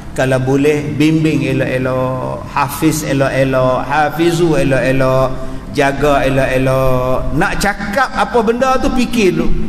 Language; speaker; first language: Malay; native; Malay